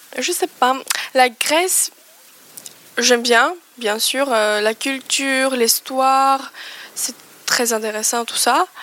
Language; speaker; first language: French; non-native, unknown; Greek